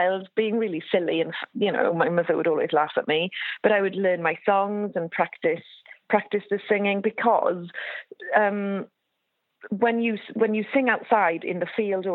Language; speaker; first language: English; native; English